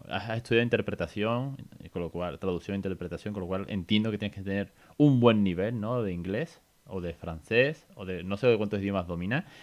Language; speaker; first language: Spanish; native; Spanish